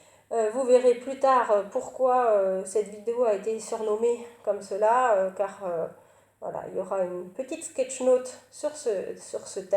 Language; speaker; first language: French; native; French